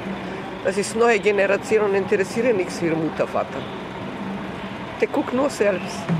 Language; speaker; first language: German; non-native, learner; Serbian